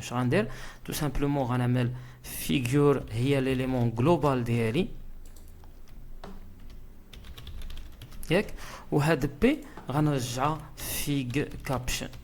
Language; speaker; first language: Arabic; native; Arabic